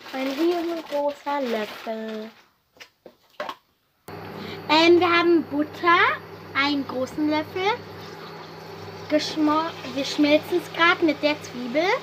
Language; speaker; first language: German; early bilingual, other home language; Arabic